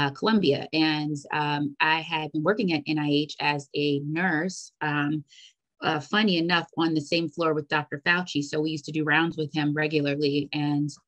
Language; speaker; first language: English; native; English